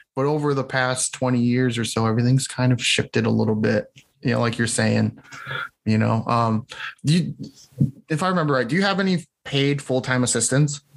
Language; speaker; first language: English; native; English